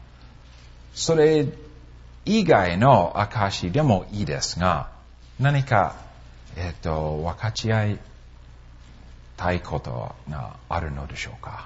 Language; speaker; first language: Japanese; non-native, fluent; English